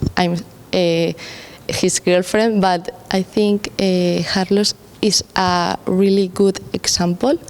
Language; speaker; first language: English; non-native, learner; Spanish